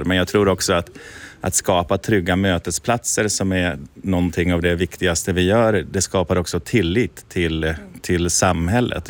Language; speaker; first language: Swedish; native; Swedish